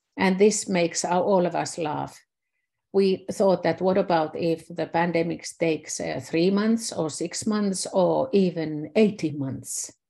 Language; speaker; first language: English; non-native, fluent; Finnish